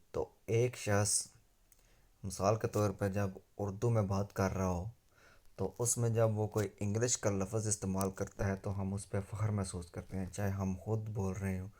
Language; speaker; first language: Urdu; non-native, local second language; Punjabi